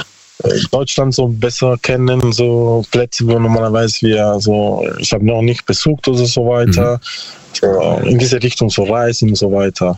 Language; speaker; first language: German; non-native, learner; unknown